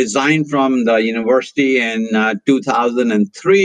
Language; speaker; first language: English; non-native, local second language; Hindi